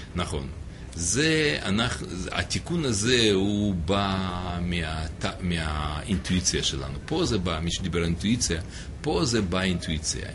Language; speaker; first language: Hebrew; non-native, fluent; English